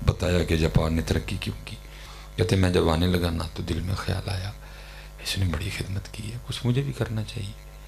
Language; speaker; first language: Urdu; non-native, local second language; Punjabi